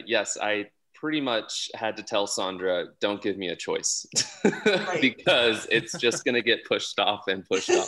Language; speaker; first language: English; native; English